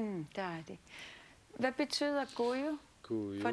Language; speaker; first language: Danish; non-native, local second language; Kalaallisut